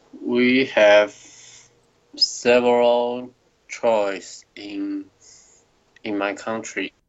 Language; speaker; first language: English; non-native, learner; Chinese